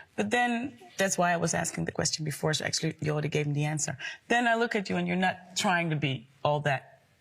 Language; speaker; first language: English; non-native, fluent; Dutch